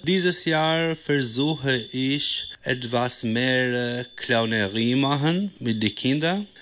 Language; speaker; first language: German; non-native, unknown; Albanian